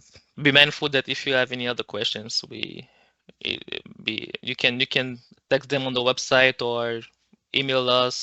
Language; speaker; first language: English; non-native, local second language; French